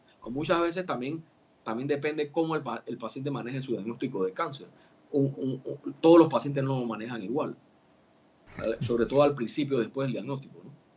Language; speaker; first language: Spanish; native; Spanish